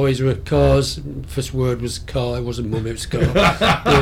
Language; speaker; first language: English; native; English